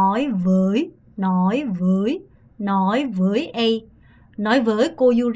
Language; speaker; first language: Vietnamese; non-native, fluent; Korean